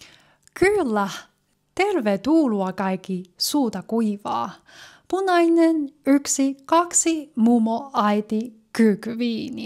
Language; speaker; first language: Finnish; non-native, learner; English